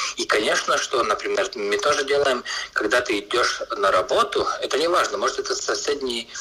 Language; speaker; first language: Russian; non-native, local second language; Latvian